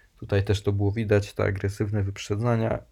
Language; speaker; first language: Polish; native; Polish